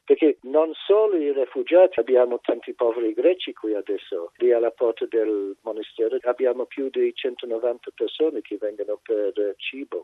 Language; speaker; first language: Italian; non-native, fluent; English